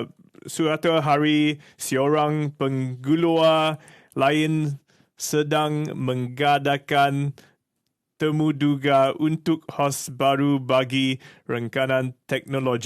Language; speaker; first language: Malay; non-native, learner; English